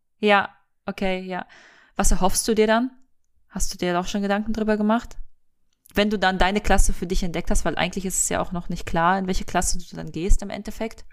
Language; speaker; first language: German; early bilingual, other home language; Russian